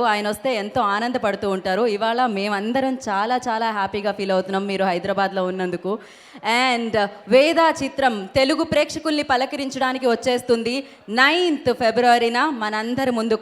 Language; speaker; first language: Telugu; native; Telugu